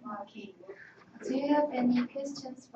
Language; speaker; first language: English; non-native, learner; Korean